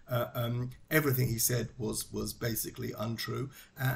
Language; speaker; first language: English; native; English